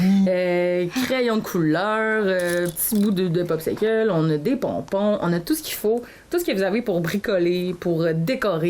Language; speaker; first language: French; native; French